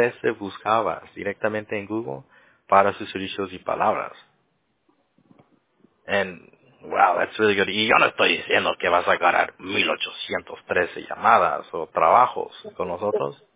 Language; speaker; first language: Spanish; early bilingual, heritage; Spanish